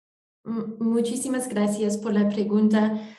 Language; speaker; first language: Spanish; non-native, fluent; French